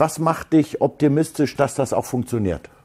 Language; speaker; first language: German; native; German